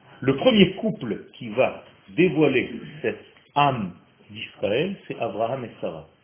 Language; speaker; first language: French; non-native, fluent; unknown